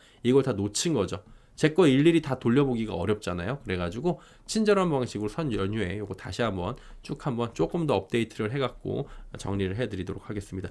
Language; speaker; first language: Korean; native; Korean